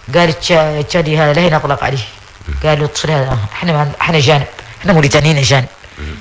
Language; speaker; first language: Arabic; early bilingual, heritage; Arabic